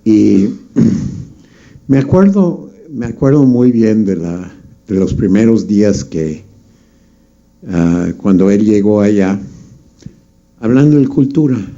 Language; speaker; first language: Spanish; non-native, fluent; English